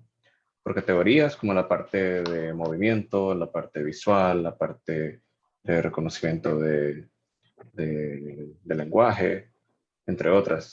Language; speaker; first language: Spanish; native; Spanish